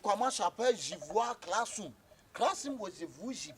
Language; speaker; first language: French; non-native, learner; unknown